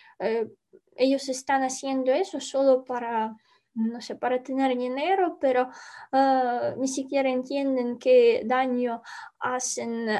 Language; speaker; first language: Spanish; non-native, learner; Ukrainian